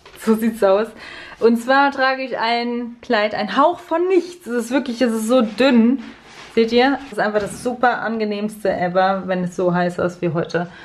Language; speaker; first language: German; native; German